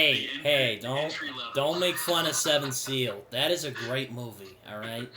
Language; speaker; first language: English; native; English